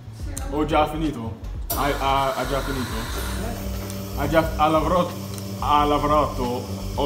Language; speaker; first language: Italian; non-native, learner; English